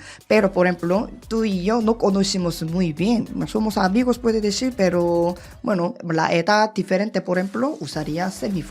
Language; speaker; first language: Spanish; non-native, learner; Korean